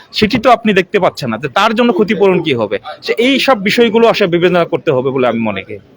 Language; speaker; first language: Bangla; non-native, local second language; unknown